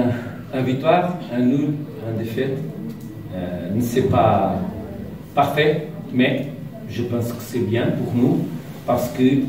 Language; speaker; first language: French; non-native, learner; Portuguese